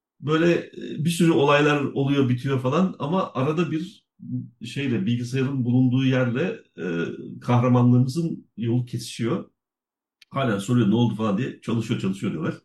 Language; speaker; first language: Turkish; native; Turkish